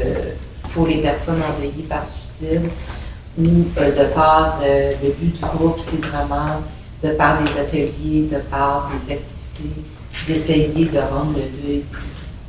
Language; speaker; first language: French; native; French